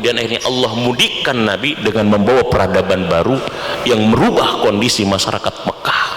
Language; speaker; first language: Indonesian; native; Indonesian